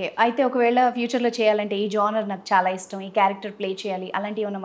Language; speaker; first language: Telugu; native; Telugu